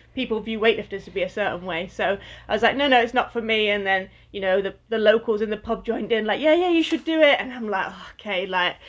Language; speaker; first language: English; native; English